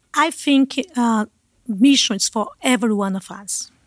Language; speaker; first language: English; non-native, learner; Portuguese